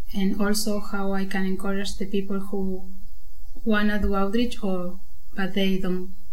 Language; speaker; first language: English; non-native, learner; Spanish